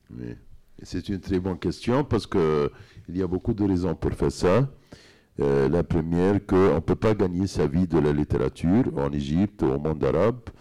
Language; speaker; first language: French; non-native, fluent; Arabic